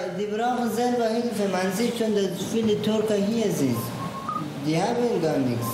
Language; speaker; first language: German; non-native, learner; Persian